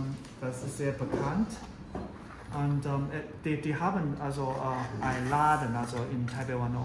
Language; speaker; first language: German; non-native, fluent; Chinese